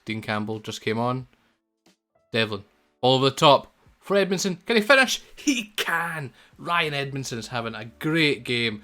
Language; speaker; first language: English; native; English